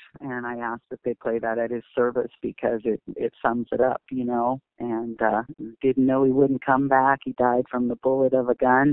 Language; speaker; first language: English; native; English